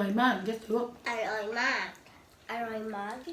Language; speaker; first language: Thai; early bilingual, heritage; Swedish